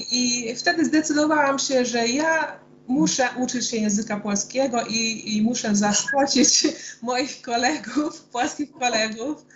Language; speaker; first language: Polish; non-native, fluent; Hungarian